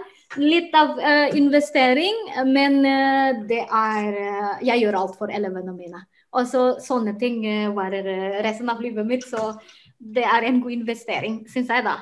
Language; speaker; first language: Norwegian; non-native, fluent; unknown